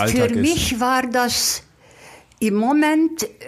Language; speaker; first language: German; non-native, fluent; Hungarian